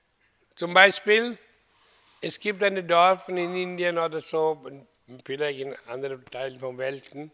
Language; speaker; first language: German; non-native, learner; Hindi